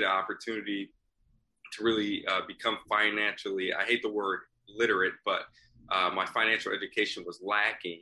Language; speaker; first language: English; native; English